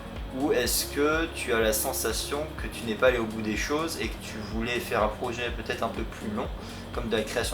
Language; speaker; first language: French; native; French